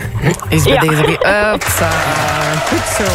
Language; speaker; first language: Dutch; native; Dutch